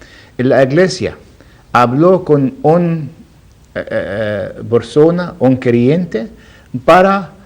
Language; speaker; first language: Spanish; non-native, learner; Arabic